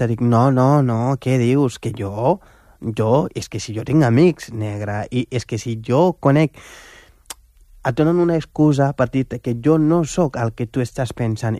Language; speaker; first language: Catalan; non-native, fluent; Wolof